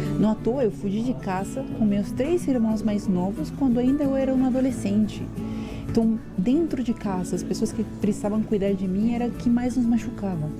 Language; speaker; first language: Portuguese; non-native, fluent; Spanish